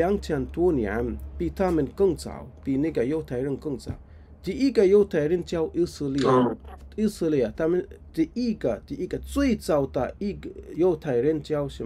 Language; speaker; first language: Chinese; non-native, fluent; Arabic